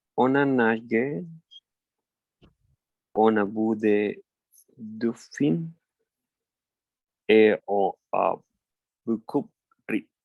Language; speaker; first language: French; non-native, learner; Spanish